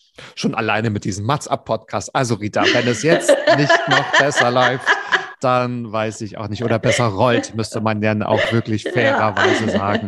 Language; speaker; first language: German; native; German